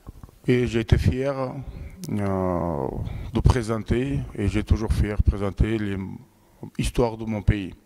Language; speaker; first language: French; non-native, fluent; Georgian